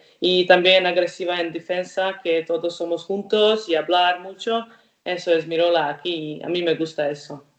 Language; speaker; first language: Spanish; non-native, learner; Croatian